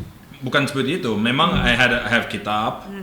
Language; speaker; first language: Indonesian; non-native, learner; English